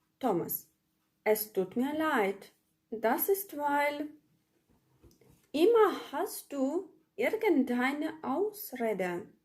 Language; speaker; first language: German; non-native, fluent; Ukrainian